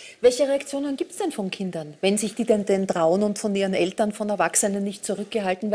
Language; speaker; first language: German; native; German